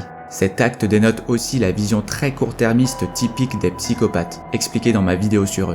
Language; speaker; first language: French; native; French